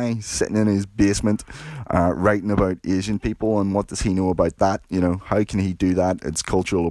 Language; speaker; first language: English; native; English